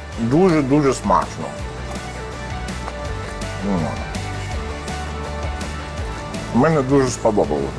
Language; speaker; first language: Ukrainian; non-native, learner; Italian